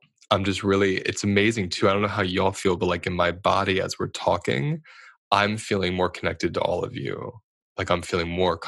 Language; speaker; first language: English; native; English